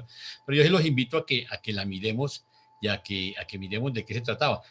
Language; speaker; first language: Spanish; native; Spanish